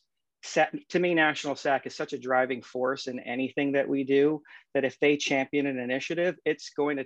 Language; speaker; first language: English; native; English